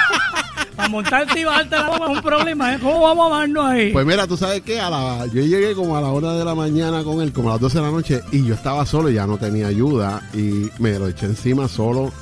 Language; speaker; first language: Spanish; native; Spanish